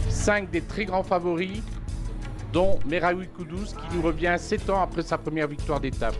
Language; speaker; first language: French; native; French